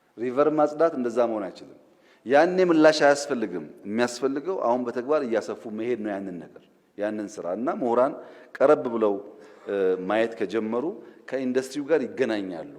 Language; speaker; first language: Amharic; non-native, local second language; Oromo